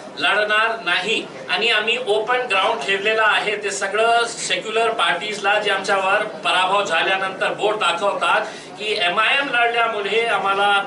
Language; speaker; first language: Marathi; non-native, local second language; Urdu